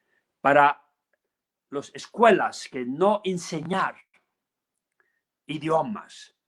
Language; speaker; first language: Spanish; non-native, learner; Tibetan